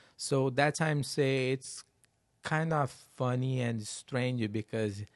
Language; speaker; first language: English; non-native, learner; Portuguese